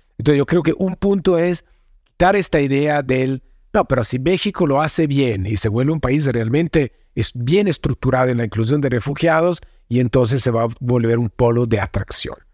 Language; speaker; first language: Spanish; non-native, fluent; Italian